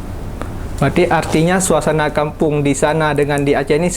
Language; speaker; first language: Indonesian; native; Indonesian